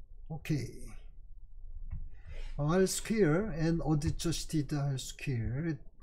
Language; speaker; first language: English; non-native, fluent; Korean